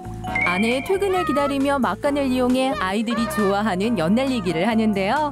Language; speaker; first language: Korean; native; Korean